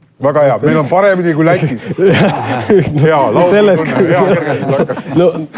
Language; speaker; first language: Estonian; native; Estonian